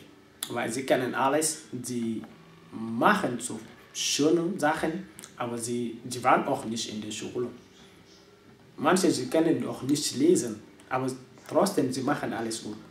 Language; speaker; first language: German; non-native, learner; French